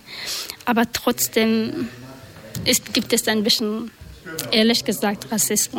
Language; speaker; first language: German; non-native, learner; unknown